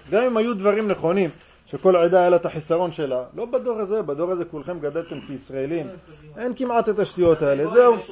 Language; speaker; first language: Hebrew; native; Hebrew